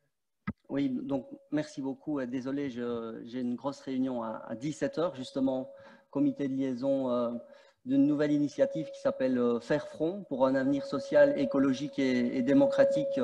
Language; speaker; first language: French; native; French